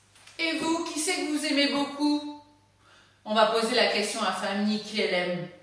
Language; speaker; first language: French; native; French